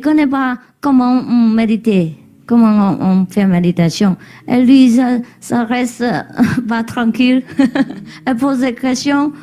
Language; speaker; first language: French; non-native, learner; Vietnamese